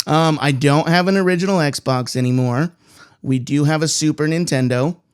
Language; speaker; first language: English; native; English